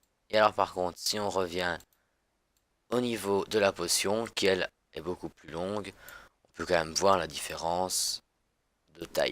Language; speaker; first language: French; native; French